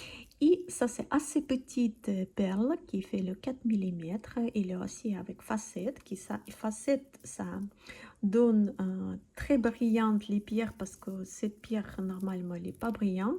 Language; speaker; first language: French; non-native, learner; Russian